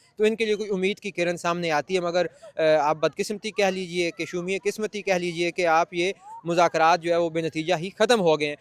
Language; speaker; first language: Urdu; native; Urdu